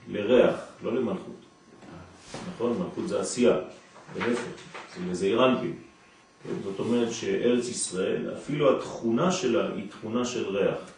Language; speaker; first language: Hebrew; non-native, fluent; French